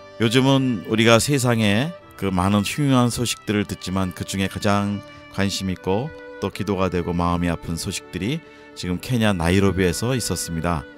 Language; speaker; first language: Korean; native; Korean